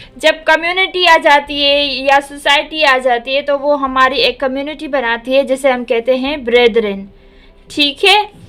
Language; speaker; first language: Urdu; non-native, local second language; Sindhi